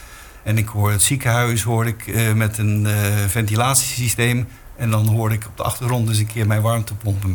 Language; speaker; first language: Dutch; native; Dutch